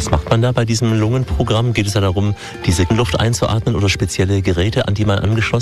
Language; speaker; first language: German; native; German